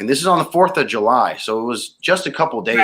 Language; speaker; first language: English; native; English